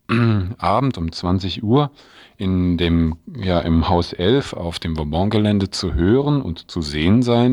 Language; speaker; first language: German; native; German